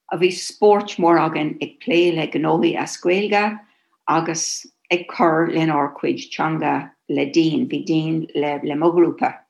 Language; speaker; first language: Irish; non-native, local second language; English